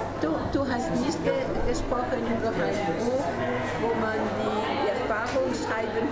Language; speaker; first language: German; non-native, learner; French